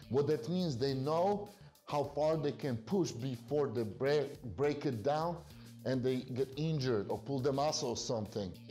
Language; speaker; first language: English; non-native, fluent; Polish